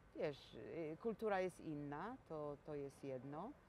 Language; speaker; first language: Polish; native; Polish